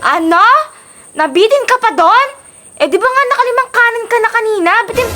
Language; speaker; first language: Filipino; native; Filipino